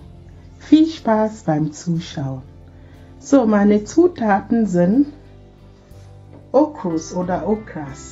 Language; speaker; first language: German; non-native, fluent; Akan